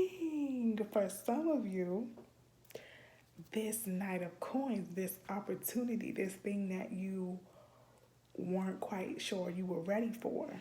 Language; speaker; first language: English; native; English